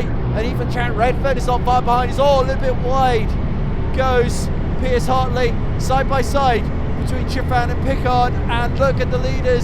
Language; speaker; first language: English; native; English